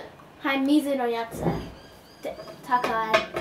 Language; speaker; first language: Japanese; non-native, learner; English